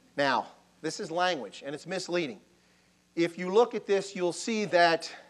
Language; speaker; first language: English; native; English